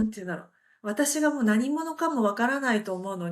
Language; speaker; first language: Japanese; native; Japanese